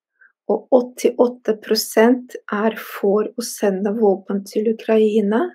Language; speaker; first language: Norwegian; non-native, fluent; Russian